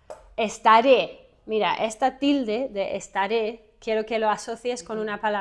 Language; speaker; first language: Spanish; non-native, fluent; English